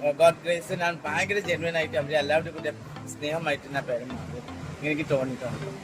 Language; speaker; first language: Malayalam; non-native, fluent; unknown